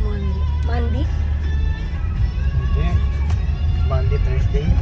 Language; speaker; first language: English; non-native, local second language; Filipino